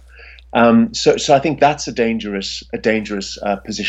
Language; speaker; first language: English; native; English